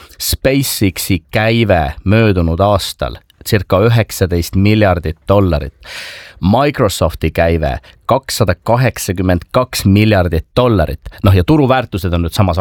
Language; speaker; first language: Estonian; native; Estonian